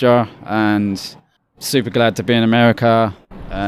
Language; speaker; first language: English; native; English